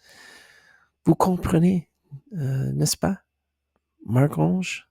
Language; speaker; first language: French; non-native, learner; English